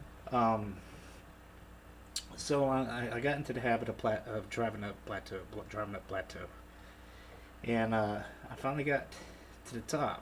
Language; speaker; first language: English; native; English